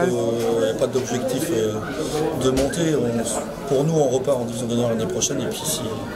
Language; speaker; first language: French; native; French